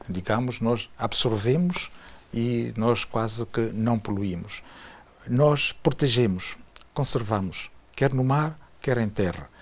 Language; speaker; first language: Portuguese; native; Portuguese